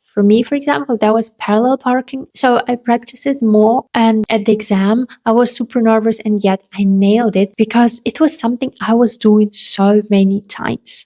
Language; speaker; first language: English; non-native, fluent; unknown